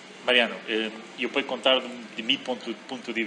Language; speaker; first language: Spanish; non-native, learner; Portuguese